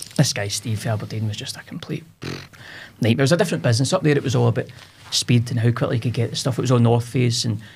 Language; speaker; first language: English; native; English